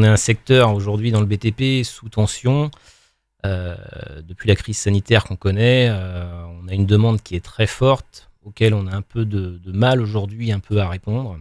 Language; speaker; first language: French; native; French